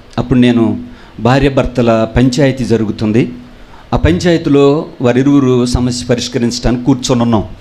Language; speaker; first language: Telugu; non-native, local second language; Koya